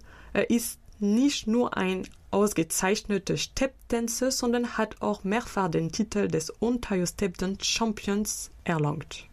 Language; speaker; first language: German; native; German